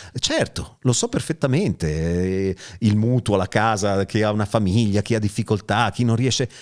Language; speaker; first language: Italian; native; Italian